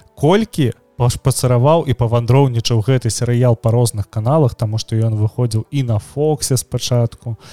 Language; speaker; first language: Belarusian; non-native, local second language; Russian